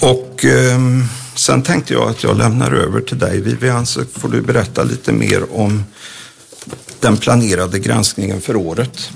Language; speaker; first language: Swedish; native; Swedish